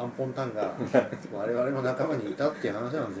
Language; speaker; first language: Japanese; native; Japanese